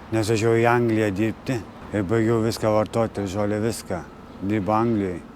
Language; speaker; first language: Lithuanian; native; Lithuanian